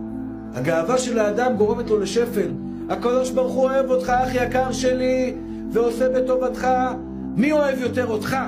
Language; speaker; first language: Hebrew; native; Hebrew